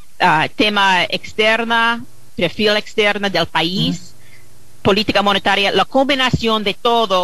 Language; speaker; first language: Spanish; non-native, fluent; English